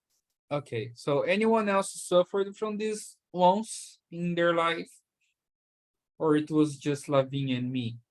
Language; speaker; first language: English; non-native, fluent; Portuguese